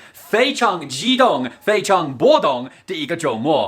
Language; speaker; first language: Chinese; non-native, fluent; English